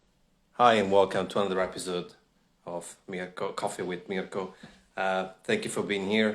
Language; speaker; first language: English; non-native, fluent; Italian